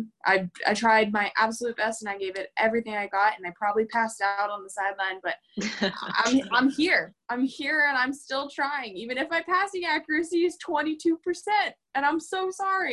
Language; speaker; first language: English; native; English